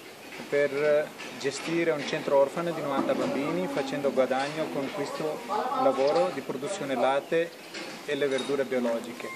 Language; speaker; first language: Italian; non-native, fluent; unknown